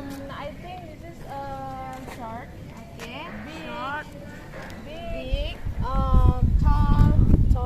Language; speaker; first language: English; non-native, learner; Indonesian